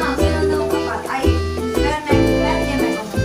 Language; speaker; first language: Turkish; non-native, learner; Filipino